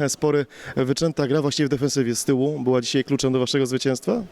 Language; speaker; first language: Polish; native; Polish